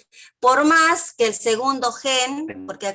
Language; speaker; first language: Spanish; native; Spanish